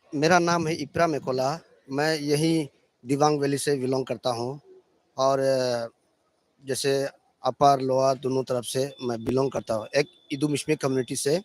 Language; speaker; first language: Hindi; non-native, local second language; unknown